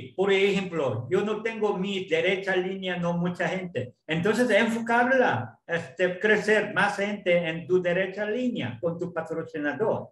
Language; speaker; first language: Spanish; non-native, learner; Korean